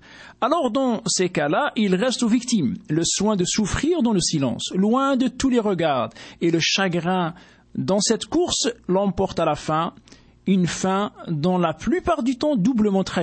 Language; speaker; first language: French; native; French